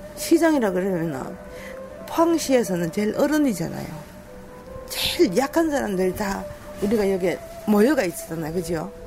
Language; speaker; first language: Korean; native; Korean